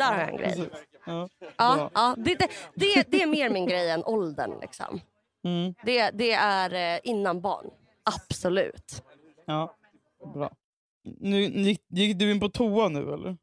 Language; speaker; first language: Swedish; native; Swedish